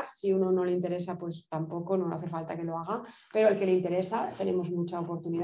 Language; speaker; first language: Spanish; native; Spanish